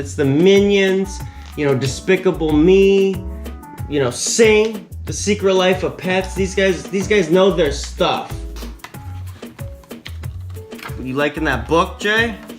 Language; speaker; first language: English; native; English